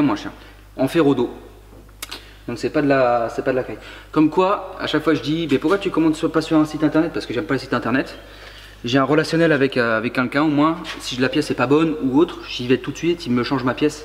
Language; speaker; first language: French; native; French